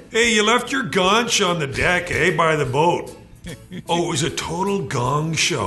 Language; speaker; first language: English; native; English